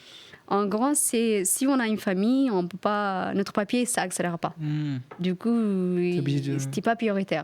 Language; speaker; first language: French; non-native, fluent; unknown